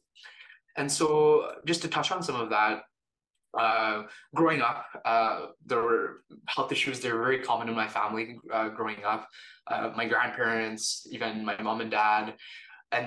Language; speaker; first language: English; native; English